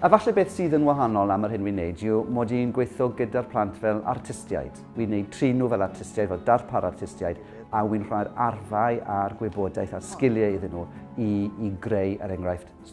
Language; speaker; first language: Welsh; native; Welsh